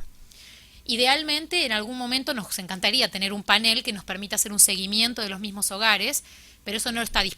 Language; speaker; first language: Spanish; native; Spanish